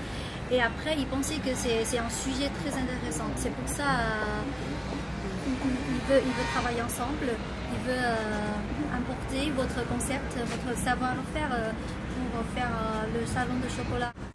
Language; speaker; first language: French; non-native, fluent; Chinese